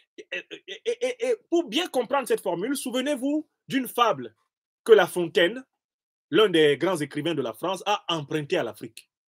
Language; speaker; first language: French; non-native, local second language; Basaa